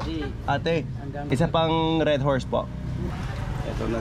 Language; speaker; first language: Filipino; non-native, learner; English